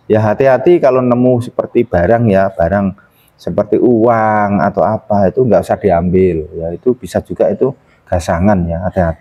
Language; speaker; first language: Indonesian; native; Indonesian